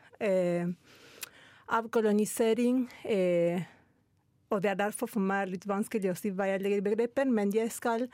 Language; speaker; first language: Norwegian; non-native, fluent; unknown